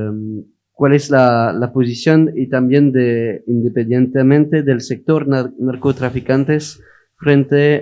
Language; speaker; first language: Spanish; non-native, learner; French